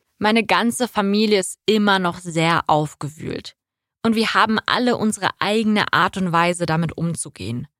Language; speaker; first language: German; early bilingual, other home language; Persian